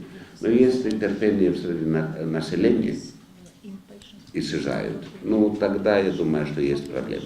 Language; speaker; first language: Russian; non-native, fluent; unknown